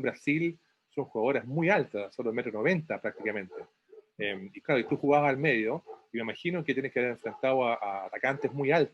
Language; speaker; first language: Spanish; native; Spanish